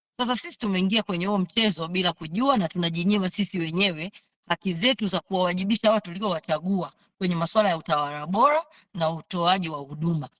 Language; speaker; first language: Swahili; native; Swahili